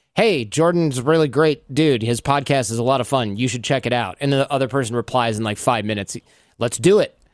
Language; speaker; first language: English; native; English